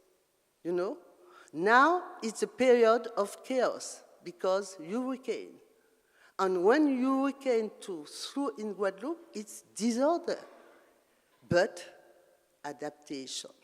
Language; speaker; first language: English; non-native, learner; French